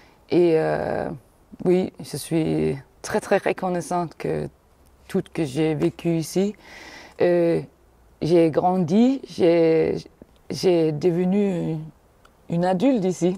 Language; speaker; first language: French; non-native, fluent; Danish